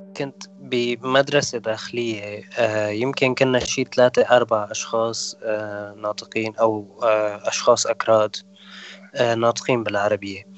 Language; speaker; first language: Arabic; non-native, local second language; Kurdish